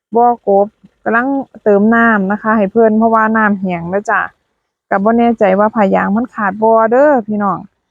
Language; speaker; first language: Thai; native; Thai